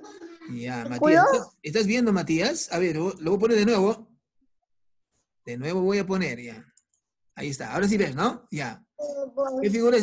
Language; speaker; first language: Spanish; native; Spanish